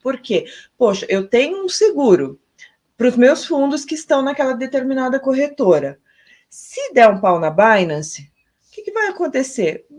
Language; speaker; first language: Portuguese; native; Portuguese